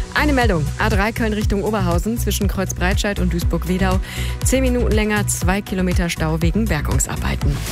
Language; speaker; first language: German; native; German